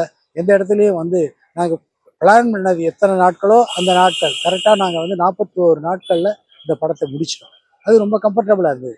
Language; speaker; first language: Tamil; native; Tamil